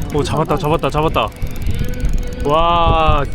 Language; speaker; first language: Korean; native; Korean